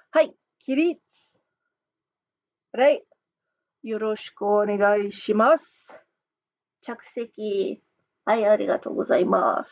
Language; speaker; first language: Japanese; non-native, fluent; English